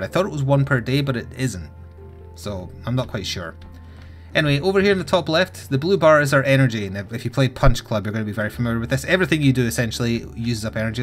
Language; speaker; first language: English; native; English